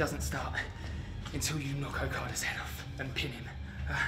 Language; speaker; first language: English; native; English